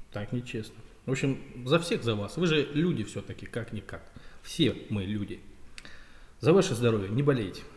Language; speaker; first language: Russian; native; Russian